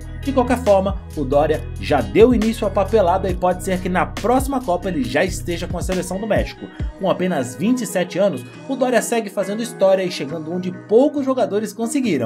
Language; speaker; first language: Portuguese; native; Portuguese